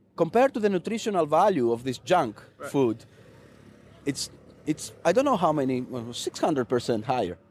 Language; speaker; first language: English; non-native, fluent; Greek